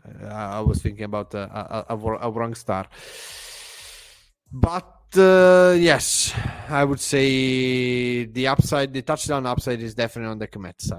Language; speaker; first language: English; non-native, fluent; Italian